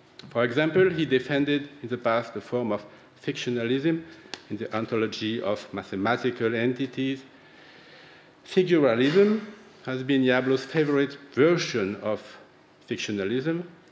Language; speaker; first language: English; non-native, fluent; French